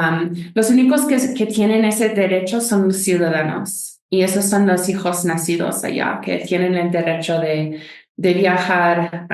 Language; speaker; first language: Spanish; non-native, fluent; English